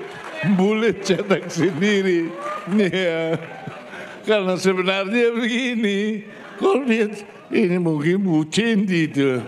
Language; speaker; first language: Indonesian; non-native, fluent; Portuguese